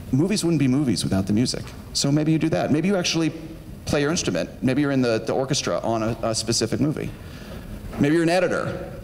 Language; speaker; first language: English; native; English